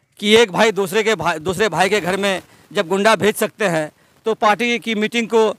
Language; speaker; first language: Hindi; native; Hindi